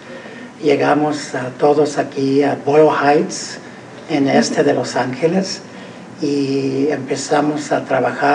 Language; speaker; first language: Spanish; early bilingual, heritage; Spanish